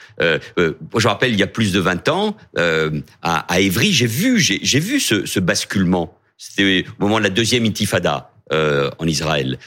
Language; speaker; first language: French; early bilingual, other home language; Catalan